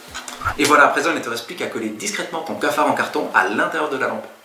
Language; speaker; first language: French; native; French